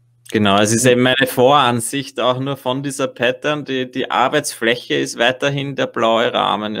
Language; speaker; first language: German; native; German